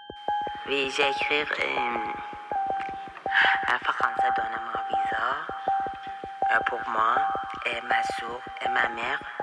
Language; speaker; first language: French; non-native, learner; Persian